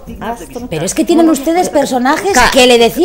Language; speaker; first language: Spanish; native; Spanish